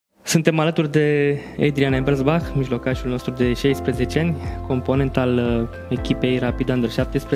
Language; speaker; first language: Romanian; native; Romanian